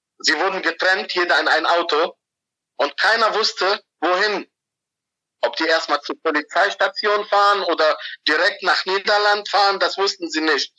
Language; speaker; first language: German; non-native, fluent; Arabic